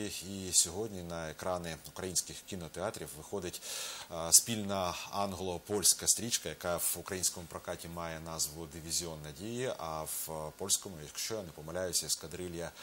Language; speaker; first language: Ukrainian; native; Ukrainian